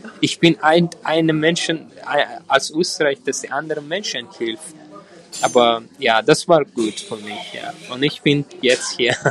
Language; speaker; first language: German; non-native, learner; Persian